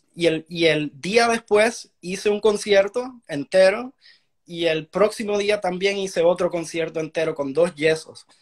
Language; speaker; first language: Spanish; early bilingual, heritage; Spanish